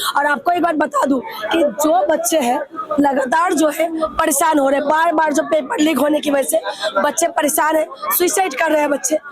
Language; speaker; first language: Hindi; non-native, local second language; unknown